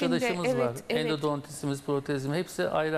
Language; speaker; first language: Turkish; native; Turkish